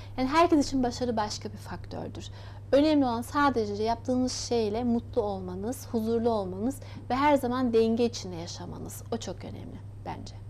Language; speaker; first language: Turkish; early bilingual, heritage; Turkish